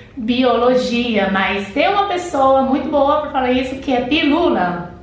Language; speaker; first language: Portuguese; non-native, fluent; Chinese